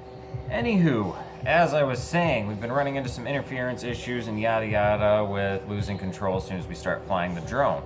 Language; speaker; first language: English; native; English